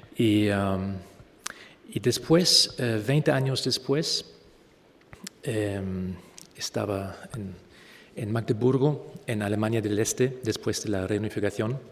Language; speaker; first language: Spanish; non-native, fluent; German